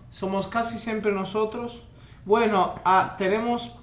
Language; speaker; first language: Spanish; non-native, fluent; Italian